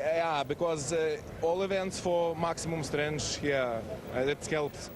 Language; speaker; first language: English; non-native, learner; Lithuanian